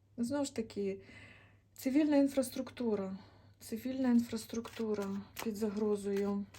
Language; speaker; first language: Ukrainian; non-native, local second language; Russian